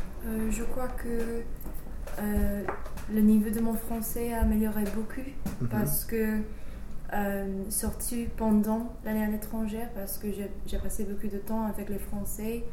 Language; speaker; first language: French; non-native, fluent; English